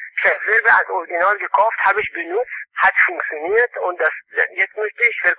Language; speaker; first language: German; non-native, fluent; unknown